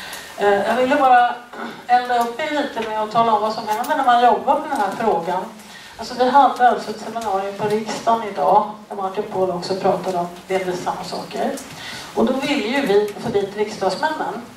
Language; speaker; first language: Swedish; native; Swedish